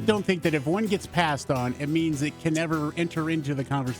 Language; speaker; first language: English; native; English